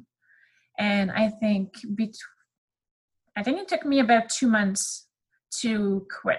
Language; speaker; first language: English; non-native, fluent; French